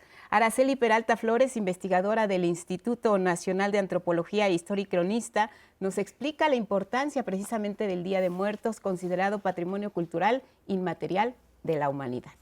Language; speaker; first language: Spanish; native; Spanish